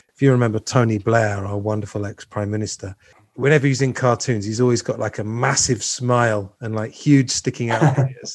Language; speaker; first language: English; native; English